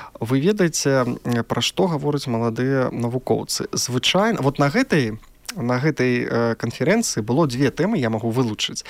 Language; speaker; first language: Belarusian; non-native, local second language; Russian